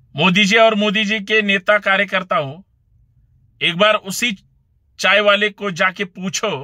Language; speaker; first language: Hindi; non-native, local second language; Marathi